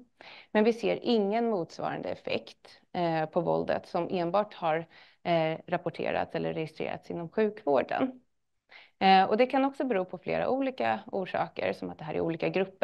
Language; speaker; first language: Swedish; native; Swedish